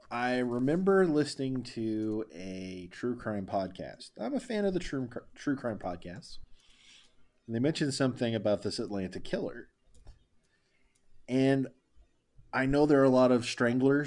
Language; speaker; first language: English; native; English